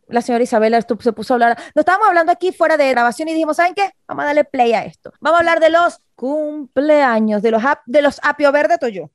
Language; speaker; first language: Spanish; native; Spanish